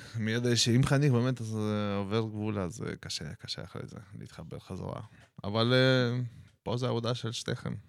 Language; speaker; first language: Hebrew; native; Hebrew